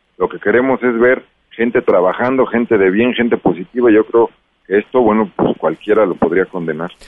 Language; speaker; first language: Spanish; native; Spanish